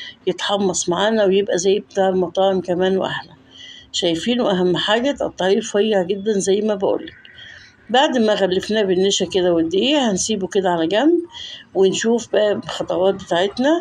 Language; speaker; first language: Arabic; native; Arabic